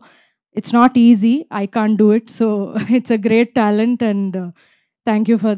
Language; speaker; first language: Telugu; non-native, fluent; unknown